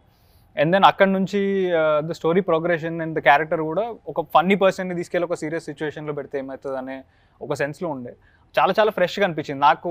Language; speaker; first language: Telugu; native; Telugu